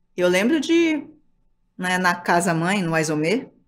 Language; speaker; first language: Portuguese; native; Portuguese